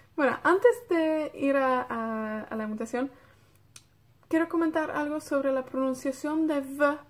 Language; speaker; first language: Spanish; non-native, fluent; Welsh